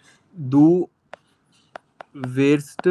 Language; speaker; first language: German; non-native, fluent; Hindi